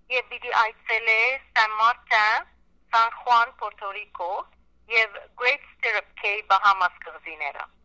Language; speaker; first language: Armenian; early bilingual, heritage; Armenian